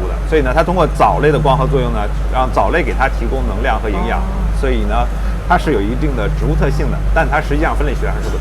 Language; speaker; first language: Chinese; native; Chinese